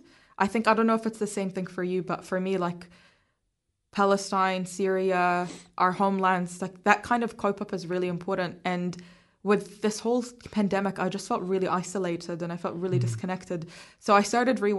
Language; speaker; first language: English; native; English